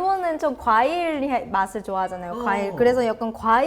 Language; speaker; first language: Korean; non-native, fluent; Japanese